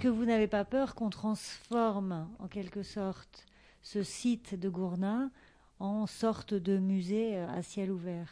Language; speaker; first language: French; native; French